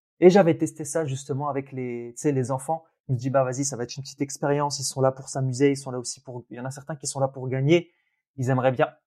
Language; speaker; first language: French; early bilingual, other home language; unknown